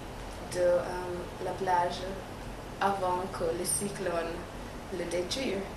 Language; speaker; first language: French; non-native, learner; English